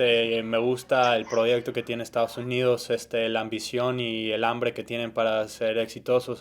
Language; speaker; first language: Spanish; early bilingual, heritage; Spanish